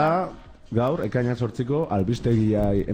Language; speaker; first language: Basque; native; Basque